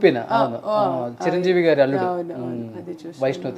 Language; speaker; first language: Telugu; native; Telugu